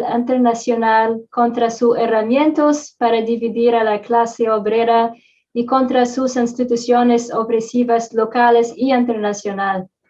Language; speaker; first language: Spanish; non-native, fluent; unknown